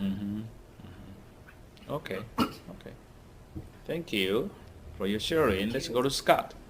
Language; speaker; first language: English; non-native, learner; Chinese